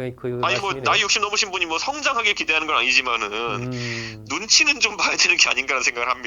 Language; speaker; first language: Korean; native; Korean